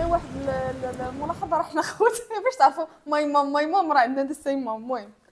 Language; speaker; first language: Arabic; native; Arabic